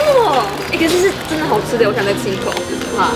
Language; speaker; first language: Chinese; native; Chinese